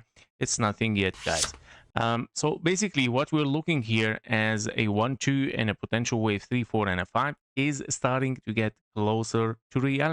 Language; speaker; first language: English; non-native, fluent; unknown